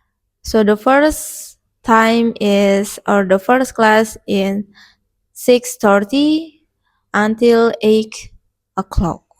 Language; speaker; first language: English; non-native, learner; Indonesian